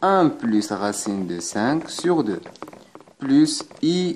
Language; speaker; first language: French; non-native, local second language; Arabic